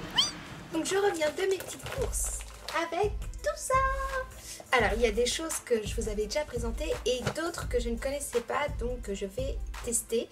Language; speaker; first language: French; native; French